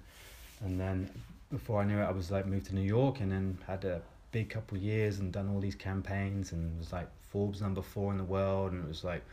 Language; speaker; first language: English; native; English